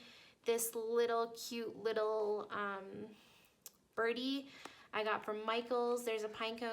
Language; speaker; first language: English; native; English